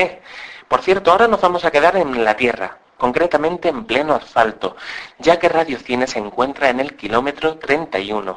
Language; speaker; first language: Spanish; native; Spanish